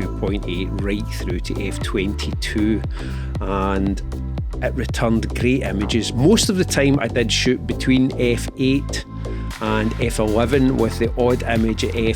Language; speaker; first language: English; native; English